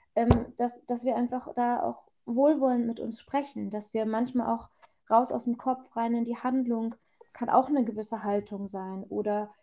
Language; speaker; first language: German; early bilingual, other home language; Persian